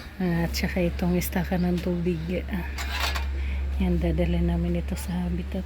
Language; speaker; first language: Filipino; non-native, local second language; Waray